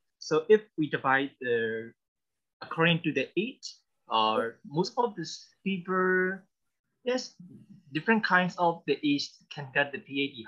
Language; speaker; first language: English; non-native, learner; Burmese